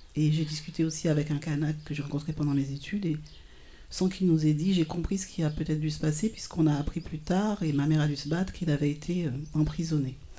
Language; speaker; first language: French; native; French